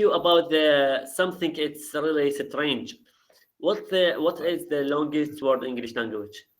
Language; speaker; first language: English; non-native, learner; Arabic